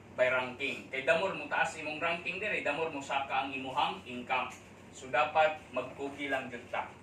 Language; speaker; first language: Cebuano; non-native, local second language; Waray